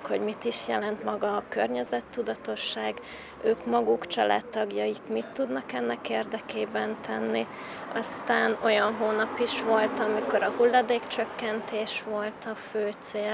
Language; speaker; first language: Hungarian; native; Hungarian